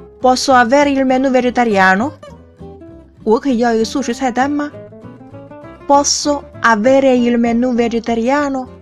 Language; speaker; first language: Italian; non-native, fluent; Chinese